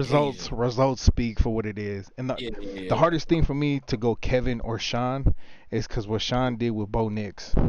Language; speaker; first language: English; native; English